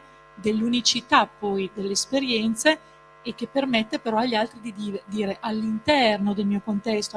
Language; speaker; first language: Italian; native; Italian